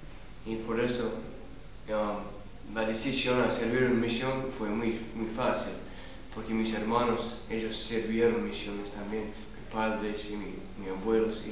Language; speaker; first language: Spanish; non-native, learner; English